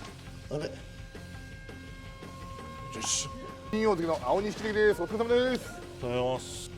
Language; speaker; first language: Japanese; native; Japanese